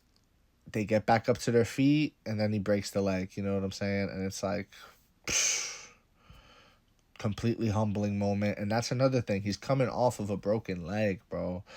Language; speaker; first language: English; native; English